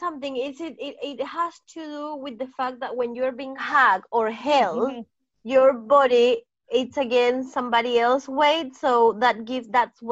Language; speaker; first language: English; non-native, fluent; Spanish